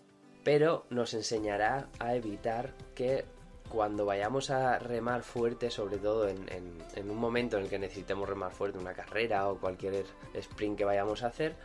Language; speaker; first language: Spanish; native; Spanish